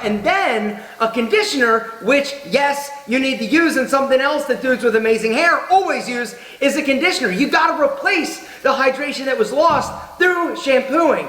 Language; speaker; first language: English; native; English